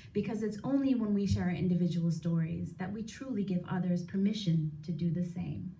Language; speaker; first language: English; native; English